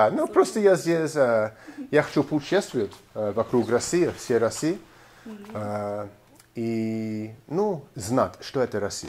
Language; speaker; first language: Russian; non-native, learner; English